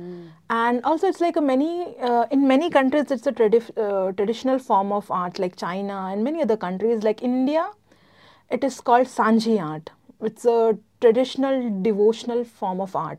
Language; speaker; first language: English; non-native, local second language; Gujarati